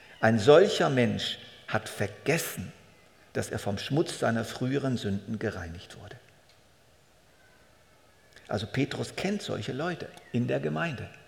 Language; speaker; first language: German; native; German